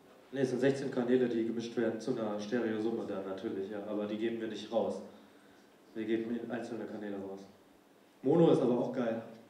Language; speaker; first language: German; native; German